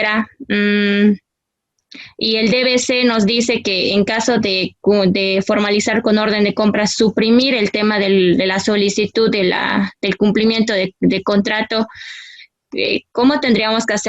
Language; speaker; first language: Spanish; native; Spanish